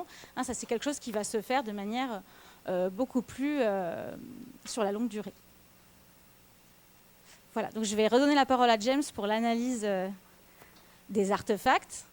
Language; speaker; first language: French; native; French